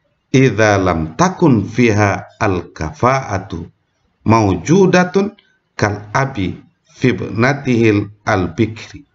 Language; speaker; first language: Arabic; non-native, fluent; Indonesian